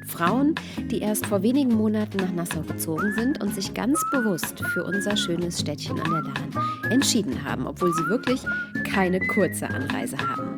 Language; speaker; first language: German; native; German